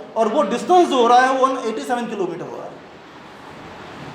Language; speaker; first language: Hindi; non-native, local second language; Marathi